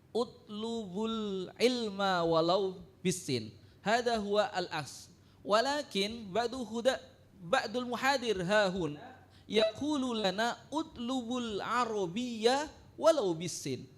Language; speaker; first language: Arabic; non-native, fluent; Indonesian